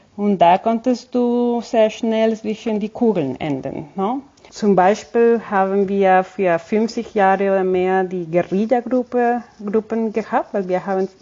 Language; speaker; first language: German; non-native, fluent; Spanish